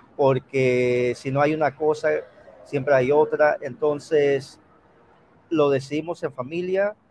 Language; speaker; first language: Spanish; early bilingual, heritage; Spanish